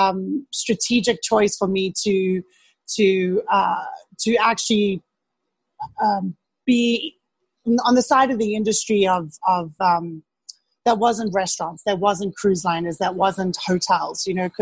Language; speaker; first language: English; native; English